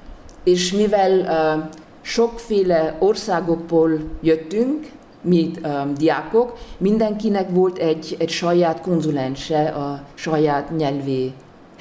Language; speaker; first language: Hungarian; non-native, fluent; German